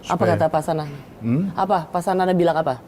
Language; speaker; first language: Indonesian; native; Indonesian